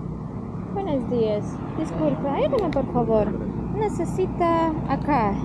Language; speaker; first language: Spanish; non-native, learner; Russian